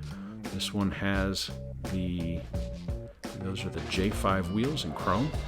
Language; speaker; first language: English; native; English